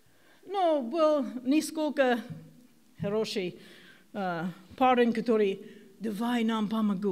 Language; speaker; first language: Russian; non-native, learner; English